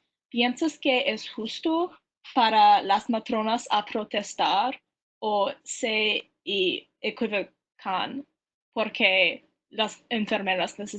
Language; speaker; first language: Spanish; non-native, learner; English